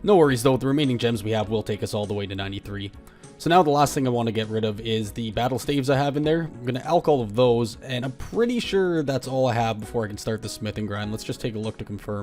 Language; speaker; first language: English; native; English